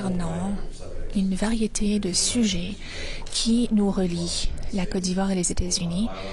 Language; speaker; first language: French; non-native, fluent; English